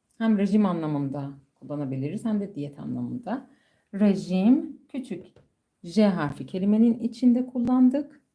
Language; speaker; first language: Turkish; non-native, fluent; Persian